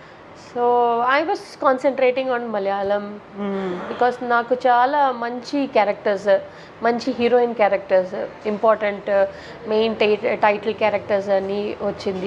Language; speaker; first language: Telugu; non-native, local second language; Tamil